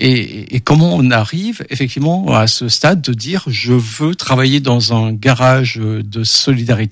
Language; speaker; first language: French; native; French